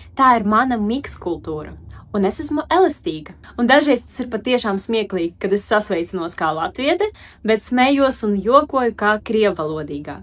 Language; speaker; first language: Latvian; non-native, local second language; Russian